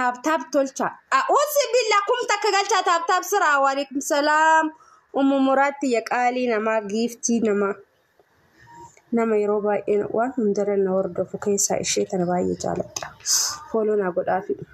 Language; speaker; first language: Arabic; non-native, learner; Oromo